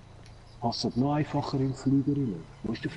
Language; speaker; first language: German; native; German